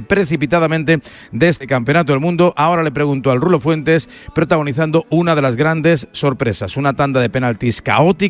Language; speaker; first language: Spanish; native; Spanish